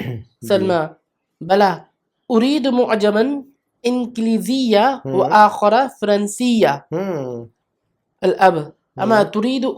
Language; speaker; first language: Arabic; non-native, learner; Urdu